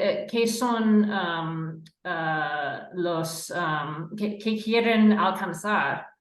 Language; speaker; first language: Spanish; non-native, fluent; English